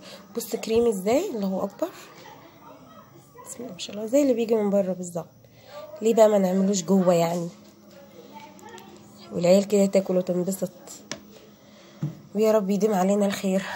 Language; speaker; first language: Arabic; native; Arabic